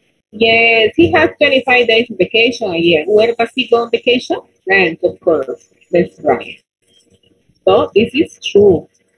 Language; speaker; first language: English; non-native, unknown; Spanish